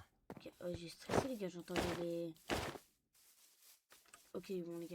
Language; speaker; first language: French; native; French